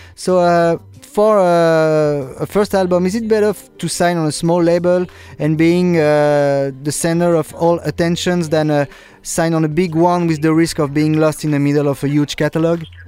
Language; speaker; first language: English; non-native, fluent; French